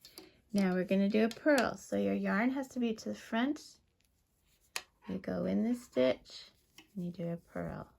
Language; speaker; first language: English; native; English